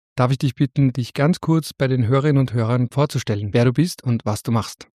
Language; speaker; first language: German; native; German